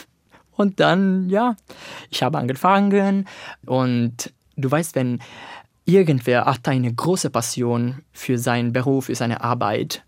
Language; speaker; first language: German; non-native, learner; Italian